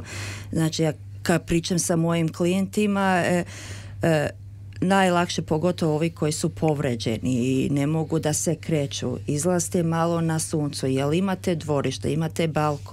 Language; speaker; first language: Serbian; early bilingual, heritage; Serbian